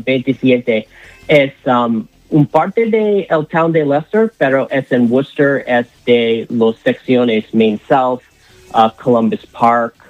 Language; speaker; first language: Spanish; non-native, learner; English